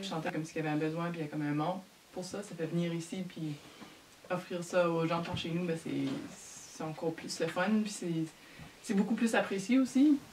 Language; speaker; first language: French; native; French